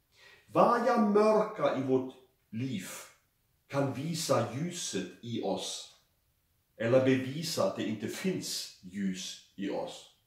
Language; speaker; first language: Swedish; non-native, fluent; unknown